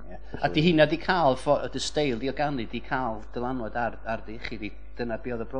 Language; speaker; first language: Welsh; native; Welsh